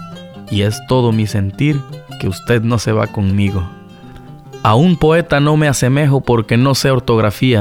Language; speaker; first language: Spanish; native; Spanish